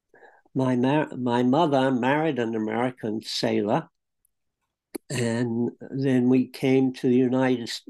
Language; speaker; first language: English; native; English